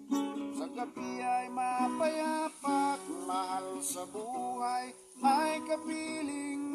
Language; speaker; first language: Filipino; native; Filipino